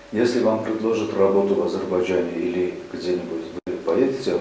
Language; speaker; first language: Russian; native; Russian